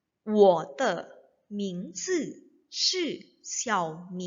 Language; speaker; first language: Chinese; non-native, fluent; Indonesian